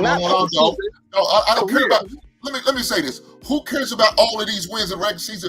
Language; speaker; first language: English; native; English